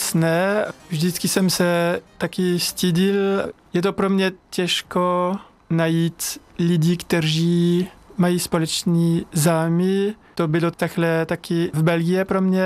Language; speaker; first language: Czech; non-native, learner; French